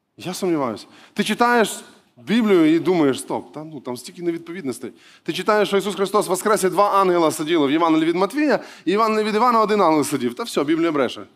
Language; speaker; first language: Ukrainian; non-native, local second language; Russian